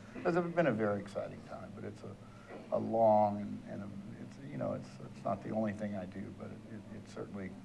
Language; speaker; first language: English; native; English